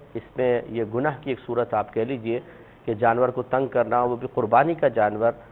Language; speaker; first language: Urdu; native; Urdu